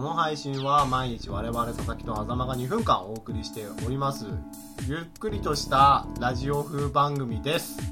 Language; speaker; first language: Japanese; native; Japanese